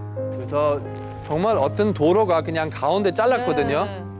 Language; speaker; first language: Korean; non-native, fluent; German